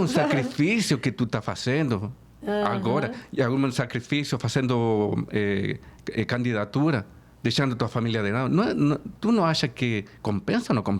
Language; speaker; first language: Portuguese; non-native, fluent; Spanish